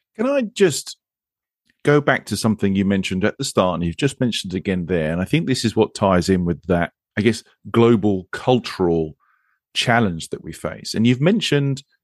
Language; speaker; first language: English; native; English